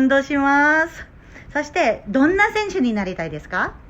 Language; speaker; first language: Japanese; non-native, learner; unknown